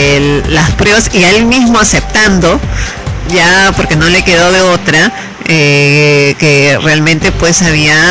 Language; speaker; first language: Spanish; native; Spanish